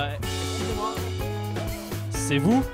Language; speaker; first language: French; native; French